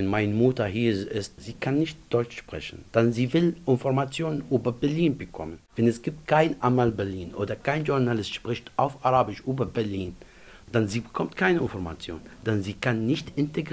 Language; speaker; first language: German; non-native, learner; Arabic